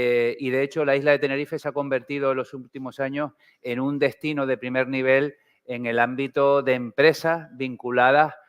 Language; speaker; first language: Spanish; native; Spanish